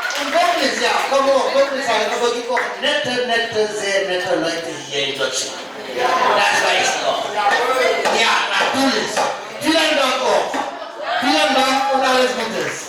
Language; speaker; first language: German; non-native, learner; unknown